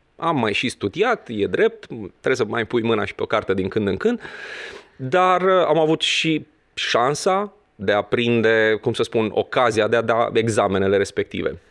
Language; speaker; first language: Romanian; non-native, local second language; Hungarian